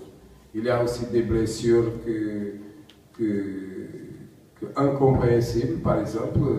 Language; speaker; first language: French; non-native, learner; Portuguese